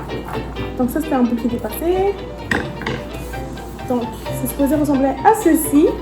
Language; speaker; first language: French; native; French